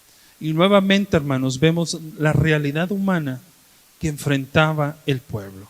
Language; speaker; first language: Spanish; native; Spanish